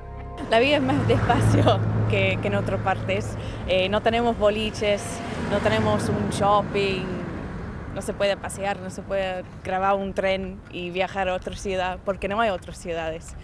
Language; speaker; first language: Spanish; non-native, fluent; English